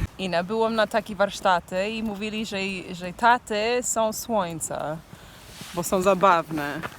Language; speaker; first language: Polish; non-native, learner; English